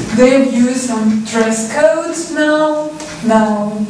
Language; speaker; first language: English; non-native, fluent; Ukrainian